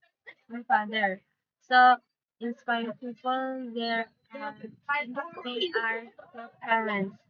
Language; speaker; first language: English; non-native, learner; Indonesian